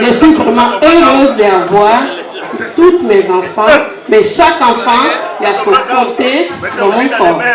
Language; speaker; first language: French; non-native, fluent; Portuguese